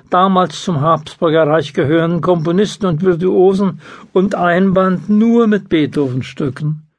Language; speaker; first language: German; native; German